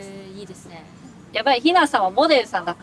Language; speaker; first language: Japanese; non-native, fluent; Cantonese